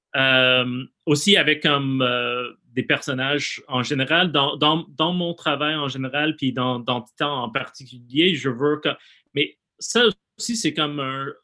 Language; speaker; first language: French; non-native, fluent; English